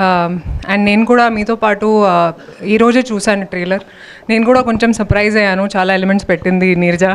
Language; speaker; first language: Telugu; non-native, local second language; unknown